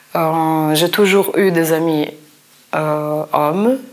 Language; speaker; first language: French; non-native, fluent; Portuguese